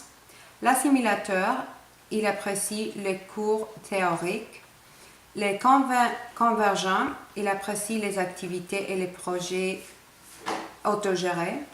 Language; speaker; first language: French; non-native, fluent; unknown